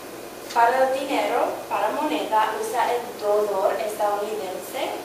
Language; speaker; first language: Spanish; non-native, learner; English